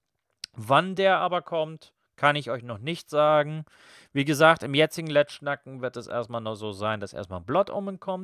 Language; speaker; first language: German; native; German